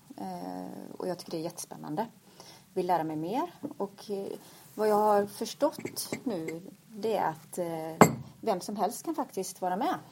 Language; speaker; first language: Swedish; native; Swedish